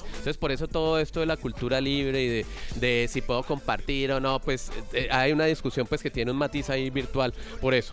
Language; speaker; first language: Spanish; native; Spanish